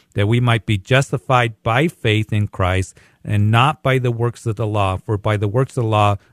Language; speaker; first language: English; native; English